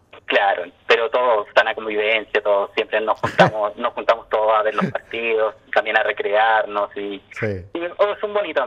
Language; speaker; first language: Spanish; native; Spanish